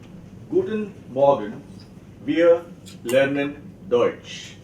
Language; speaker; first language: German; non-native, fluent; Marathi